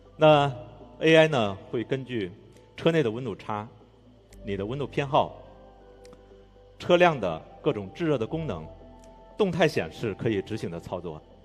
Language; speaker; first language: Chinese; native; Chinese